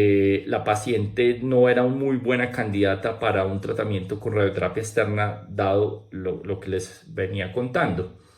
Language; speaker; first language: Spanish; native; Spanish